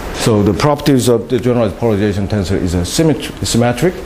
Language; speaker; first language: English; non-native, fluent; Korean